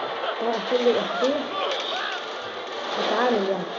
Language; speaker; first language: Arabic; native; Arabic